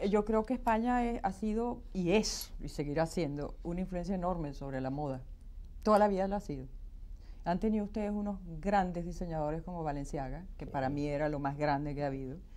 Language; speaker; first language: Spanish; native; Spanish